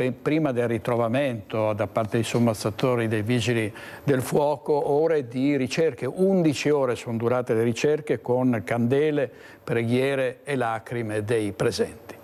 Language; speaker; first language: Italian; native; Italian